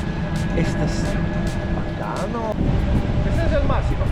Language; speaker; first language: Spanish; non-native, learner; English